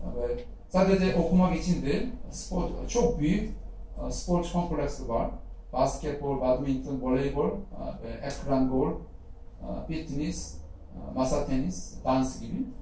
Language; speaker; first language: Turkish; non-native, fluent; Korean